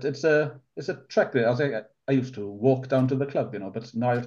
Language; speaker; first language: English; non-native, local second language; Welsh